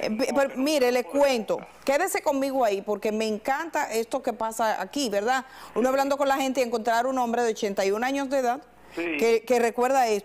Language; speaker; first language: Spanish; native; Spanish